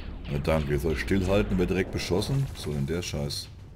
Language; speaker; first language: German; native; German